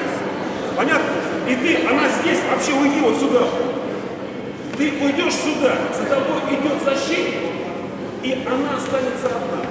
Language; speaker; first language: Russian; native; Russian